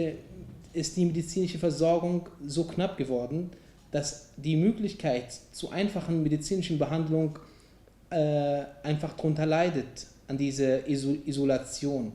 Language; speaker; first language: German; non-native, fluent; Arabic